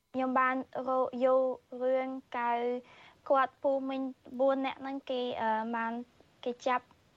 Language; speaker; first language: Khmer; early bilingual, heritage; Khmer